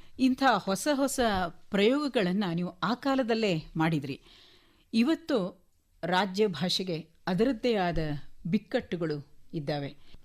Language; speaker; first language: Kannada; native; Kannada